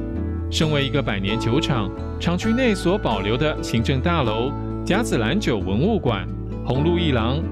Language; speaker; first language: Chinese; native; Chinese